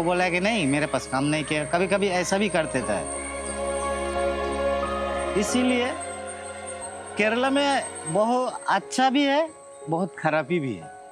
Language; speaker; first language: Hindi; non-native, local second language; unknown